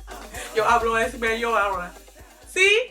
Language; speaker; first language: Spanish; non-native, learner; English